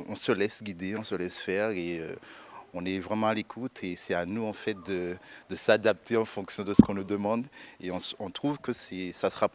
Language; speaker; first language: French; native; French